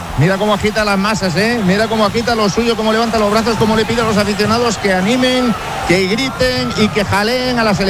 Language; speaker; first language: Spanish; native; Spanish